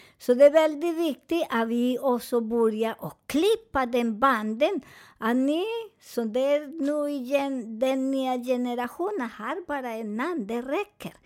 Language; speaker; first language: Swedish; non-native, fluent; Spanish